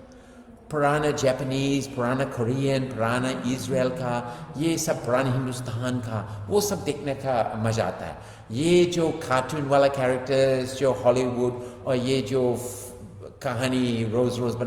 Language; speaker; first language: Hindi; non-native, fluent; English